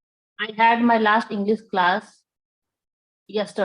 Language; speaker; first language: English; non-native, learner; Marathi